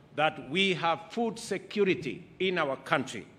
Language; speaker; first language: English; non-native, local second language; Kalenjin